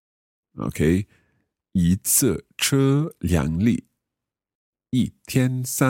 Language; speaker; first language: Chinese; non-native, learner; English